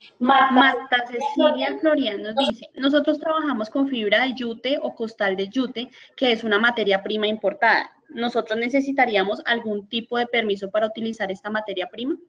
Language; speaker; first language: Spanish; native; Spanish